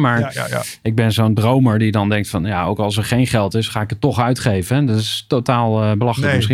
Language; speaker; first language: Dutch; native; Dutch